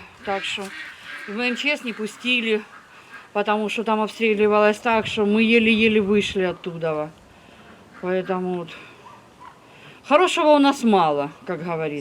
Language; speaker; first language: Russian; native; Russian